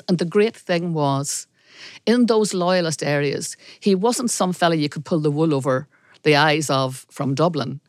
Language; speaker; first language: English; native; English